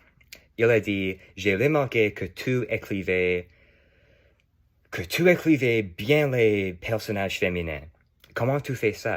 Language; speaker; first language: French; non-native, learner; English